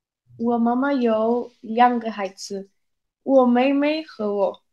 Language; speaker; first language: Chinese; non-native, learner; Spanish